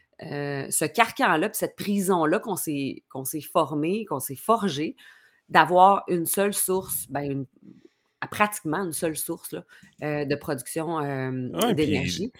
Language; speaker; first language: French; native; French